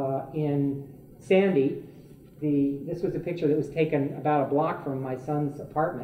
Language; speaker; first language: English; native; English